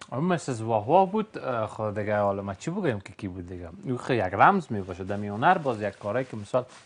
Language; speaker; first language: Persian; native; Persian